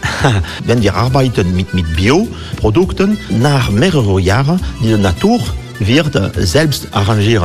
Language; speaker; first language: German; non-native, fluent; French